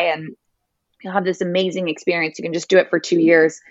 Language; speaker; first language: English; native; English